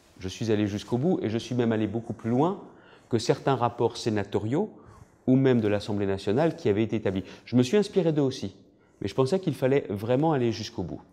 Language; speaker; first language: French; native; French